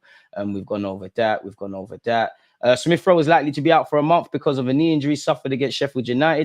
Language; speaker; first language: English; native; English